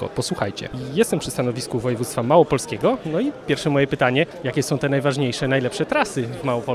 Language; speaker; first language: Polish; native; Polish